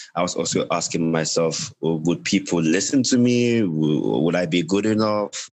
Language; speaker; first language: English; non-native, local second language; Yoruba